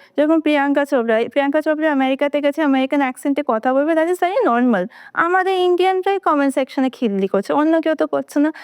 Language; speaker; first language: Bangla; native; Bangla